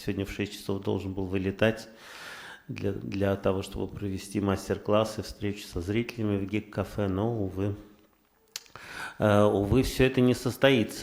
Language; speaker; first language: Russian; native; Russian